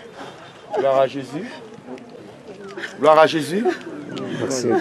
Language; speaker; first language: French; non-native, local second language; Lingala